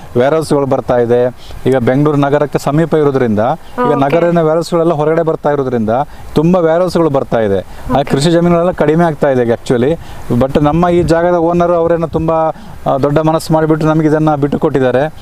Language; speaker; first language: Kannada; native; Kannada